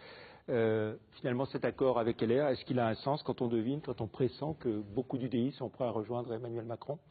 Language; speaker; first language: French; native; French